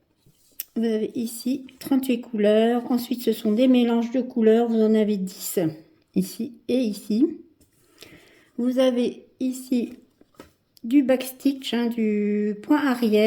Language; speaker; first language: French; native; French